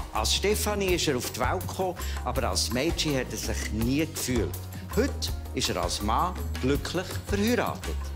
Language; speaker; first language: German; native; German